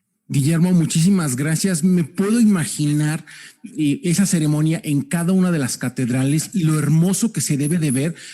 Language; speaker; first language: Spanish; native; Spanish